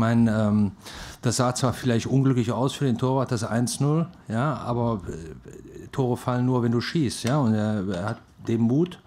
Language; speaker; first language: German; native; German